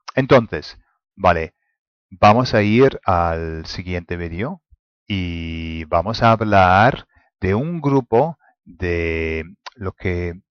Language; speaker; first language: Spanish; non-native, fluent; English